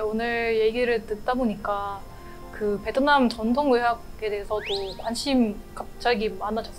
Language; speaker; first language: Korean; non-native, learner; Vietnamese